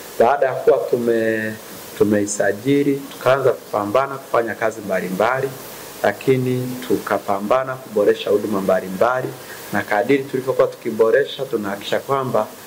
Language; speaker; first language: Swahili; non-native, local second language; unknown